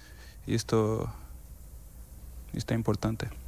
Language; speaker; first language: Spanish; non-native, learner; Portuguese